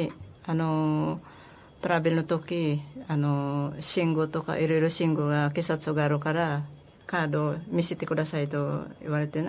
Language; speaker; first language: Japanese; non-native, learner; Filipino